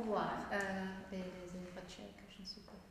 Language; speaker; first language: French; non-native, fluent; Czech